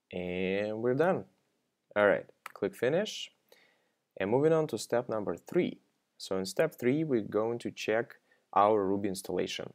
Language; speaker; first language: English; non-native, fluent; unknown